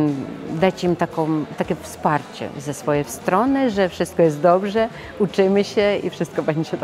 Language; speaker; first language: Polish; non-native, local second language; Ukrainian